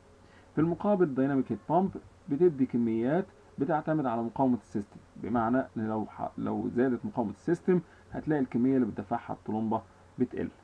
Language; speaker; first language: Arabic; native; Arabic